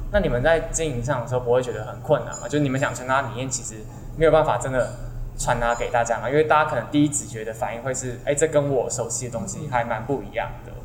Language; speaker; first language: Chinese; native; Chinese